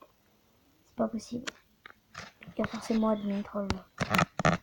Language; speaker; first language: French; native; French